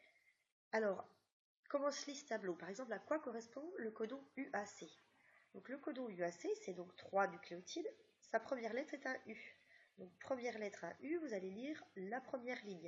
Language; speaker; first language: French; native; French